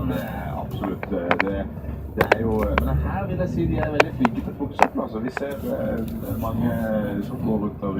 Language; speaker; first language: Norwegian; native; Norwegian